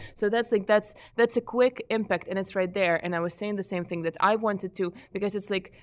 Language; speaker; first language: English; non-native, fluent; Ukrainian